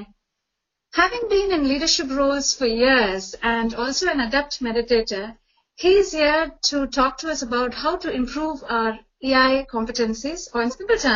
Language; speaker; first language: English; non-native, local second language; Tamil